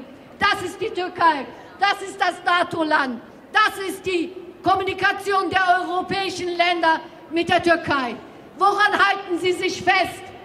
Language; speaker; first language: German; non-native, fluent; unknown